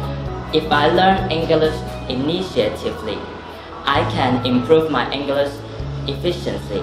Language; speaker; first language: English; non-native, learner; Chinese